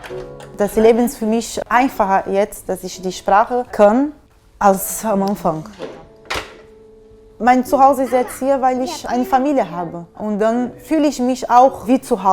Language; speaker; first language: German; non-native, fluent; Portuguese